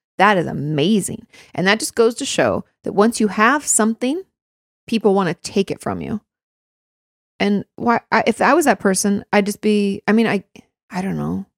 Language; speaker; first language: English; native; English